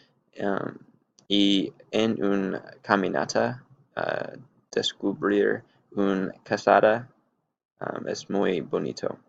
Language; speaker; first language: Spanish; non-native, learner; English